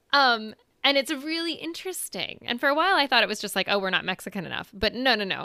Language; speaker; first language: English; early bilingual, other home language; Spanish